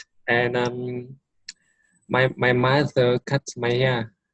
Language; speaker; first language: English; non-native, learner; Vietnamese